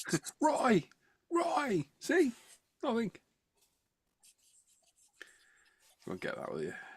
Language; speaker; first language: English; native; English